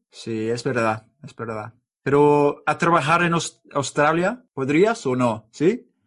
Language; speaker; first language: Spanish; non-native, learner; English